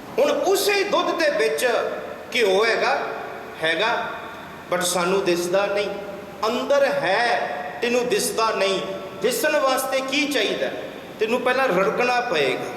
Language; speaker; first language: Punjabi; early bilingual, heritage; Punjabi